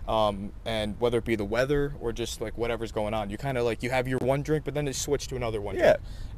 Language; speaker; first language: English; native; English